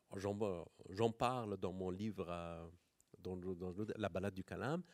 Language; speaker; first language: French; non-native, fluent; Persian